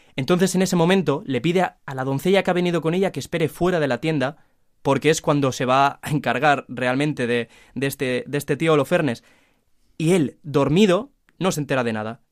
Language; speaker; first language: Spanish; native; Spanish